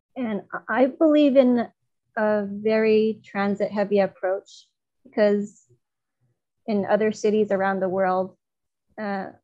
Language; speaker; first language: English; non-native, fluent; Chinese